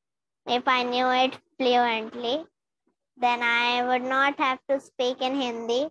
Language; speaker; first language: English; non-native, learner; Hindi